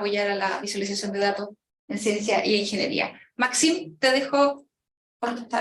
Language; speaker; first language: Spanish; native; Spanish